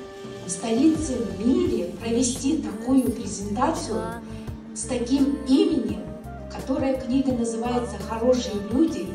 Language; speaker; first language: Russian; non-native, local second language; Kyrgyz